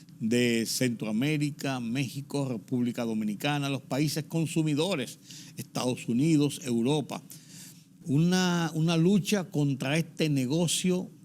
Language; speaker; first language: Spanish; native; Spanish